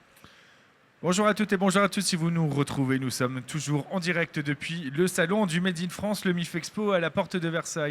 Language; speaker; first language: French; native; French